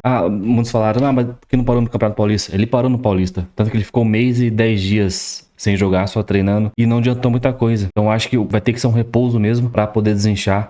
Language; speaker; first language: Portuguese; native; Portuguese